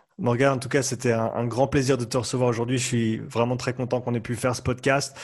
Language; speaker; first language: French; native; French